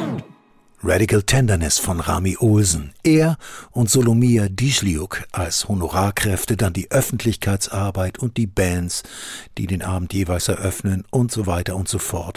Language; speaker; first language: German; native; German